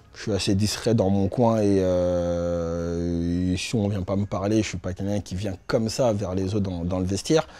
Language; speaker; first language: French; native; French